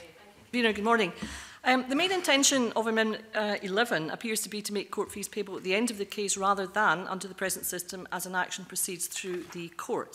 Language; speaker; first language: English; native; English